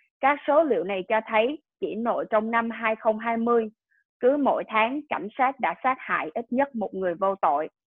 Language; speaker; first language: Vietnamese; early bilingual, heritage; Vietnamese